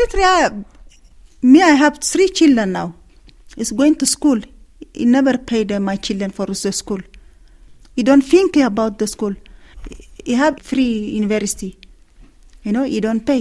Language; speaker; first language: English; non-native, learner; Tigrinya